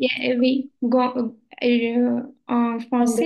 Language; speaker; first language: French; non-native, learner; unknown